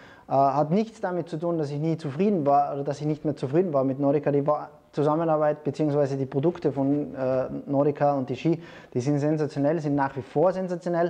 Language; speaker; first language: German; native; German